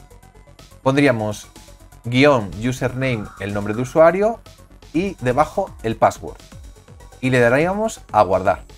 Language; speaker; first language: Spanish; native; Spanish